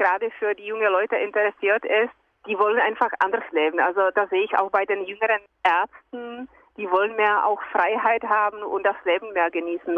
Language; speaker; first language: German; non-native, fluent; Czech